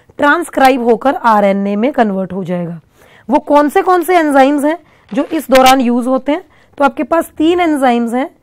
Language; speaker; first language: Hindi; non-native, local second language; Punjabi